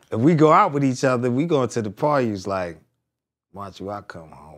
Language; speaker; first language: English; native; English